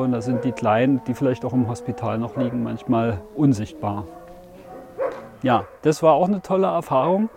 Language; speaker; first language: German; native; German